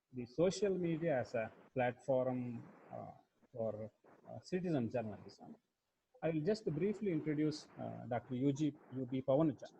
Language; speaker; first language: English; non-native, local second language; Kannada